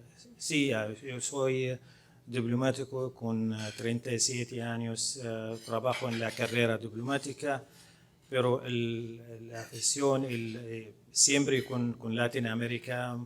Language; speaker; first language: Spanish; non-native, fluent; Arabic